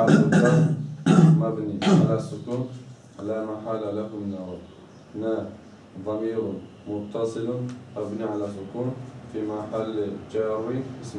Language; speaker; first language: Arabic; non-native, learner; Chechen